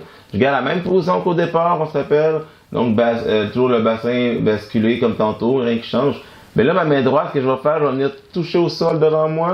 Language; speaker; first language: French; native; French